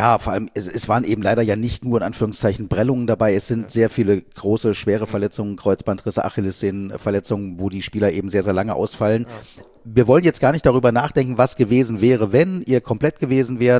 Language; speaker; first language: German; native; German